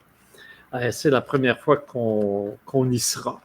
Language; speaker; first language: French; native; French